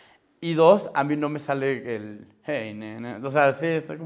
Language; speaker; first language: Spanish; native; Spanish